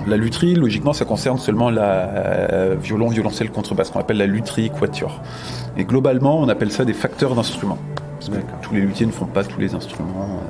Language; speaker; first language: French; native; French